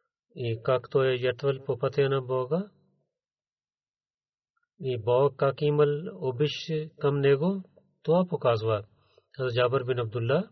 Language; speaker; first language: Bulgarian; non-native, learner; Urdu